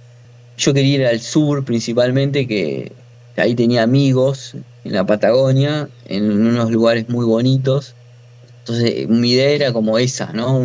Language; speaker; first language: Spanish; native; Spanish